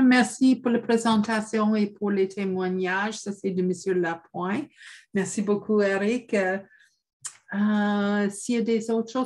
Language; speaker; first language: French; non-native, fluent; English